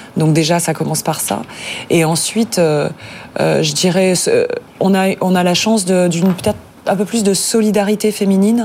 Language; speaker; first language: French; native; French